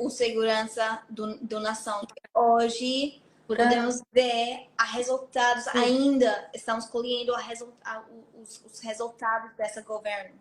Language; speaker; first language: Portuguese; non-native, fluent; Hebrew